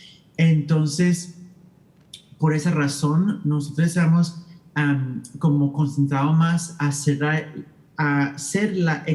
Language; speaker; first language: Spanish; early bilingual, heritage; Spanish